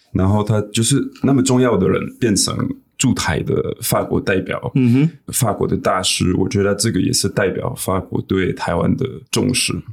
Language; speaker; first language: Chinese; non-native, fluent; French